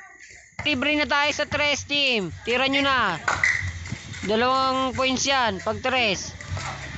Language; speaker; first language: Filipino; native; Filipino